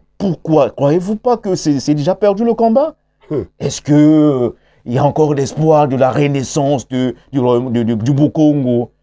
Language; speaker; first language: French; non-native, local second language; Kongo